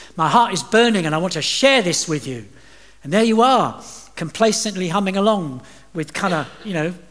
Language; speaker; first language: English; native; English